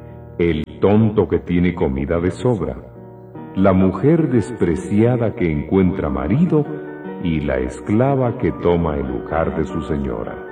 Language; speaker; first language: Spanish; native; Spanish